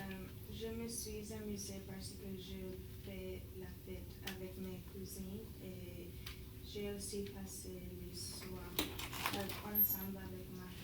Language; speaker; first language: French; non-native, learner; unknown